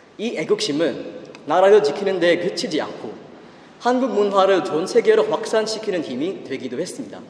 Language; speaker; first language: Korean; non-native, fluent; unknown